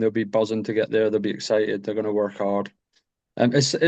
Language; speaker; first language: English; native; English